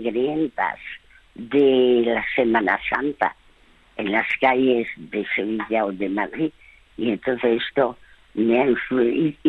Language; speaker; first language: Spanish; early bilingual, other home language; French